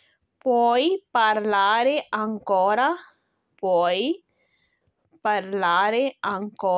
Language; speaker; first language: Italian; non-native, fluent; Urdu